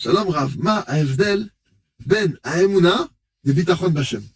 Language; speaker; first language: Hebrew; non-native, fluent; French